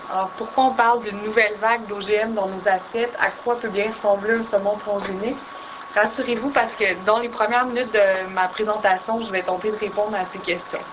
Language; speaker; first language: French; native; French